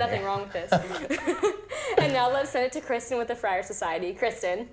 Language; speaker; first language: English; native; English